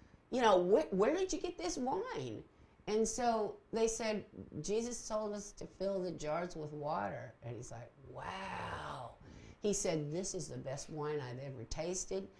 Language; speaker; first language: English; native; English